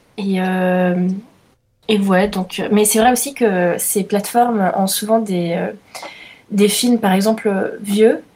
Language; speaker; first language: French; non-native, fluent; Italian